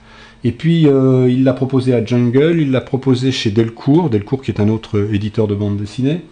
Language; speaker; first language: French; native; French